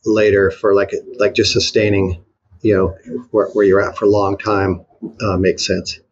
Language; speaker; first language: English; native; English